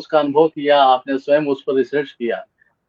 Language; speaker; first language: Hindi; native; Hindi